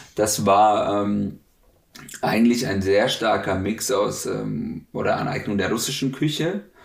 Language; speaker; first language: German; native; German